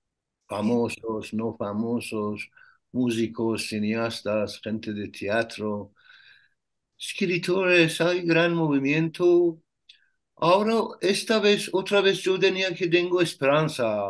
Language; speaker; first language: Spanish; non-native, learner; Persian